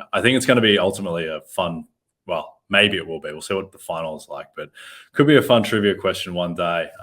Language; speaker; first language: English; native; English